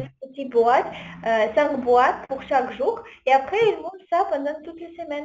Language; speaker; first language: French; non-native, fluent; Ukrainian